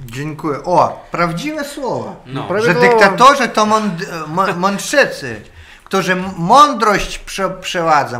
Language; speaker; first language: Polish; non-native, learner; Russian